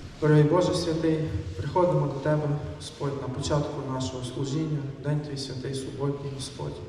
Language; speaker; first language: Ukrainian; native; Ukrainian